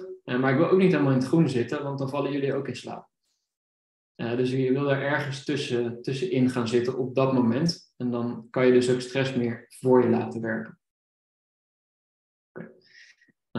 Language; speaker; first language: Dutch; native; Dutch